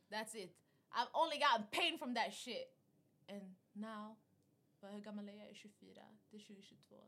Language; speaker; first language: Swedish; early bilingual, other home language; Arabic